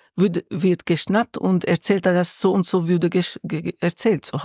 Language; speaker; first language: German; non-native, learner; Arabic